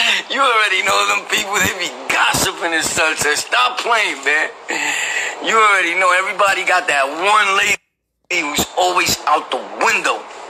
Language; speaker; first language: English; early bilingual, other home language; Spanish